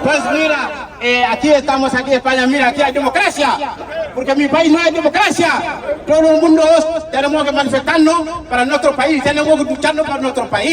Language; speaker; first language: Spanish; non-native, learner; Wolof